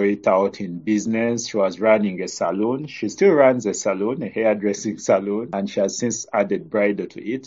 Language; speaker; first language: English; non-native, local second language; Ganda